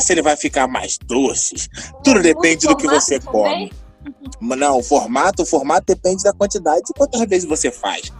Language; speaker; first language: Portuguese; native; Portuguese